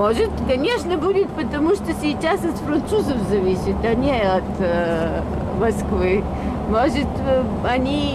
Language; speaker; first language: Russian; non-native, learner; Bulgarian